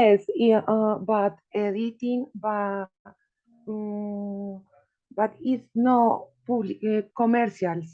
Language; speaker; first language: English; non-native, learner; Spanish